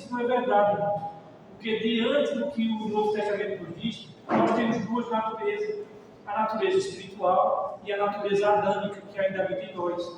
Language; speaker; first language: Portuguese; native; Portuguese